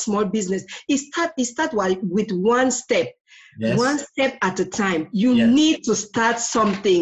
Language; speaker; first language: English; non-native, local second language; French